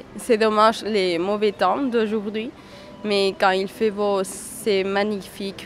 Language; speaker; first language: French; non-native, fluent; Spanish